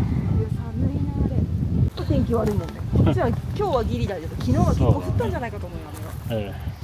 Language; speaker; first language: Japanese; native; Japanese